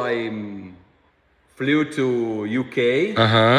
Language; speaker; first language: English; non-native, fluent; Italian